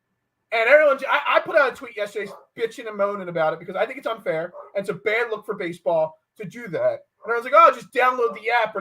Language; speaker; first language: English; native; English